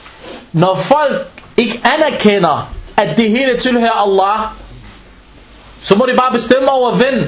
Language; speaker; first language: Danish; non-native, local second language; Arabic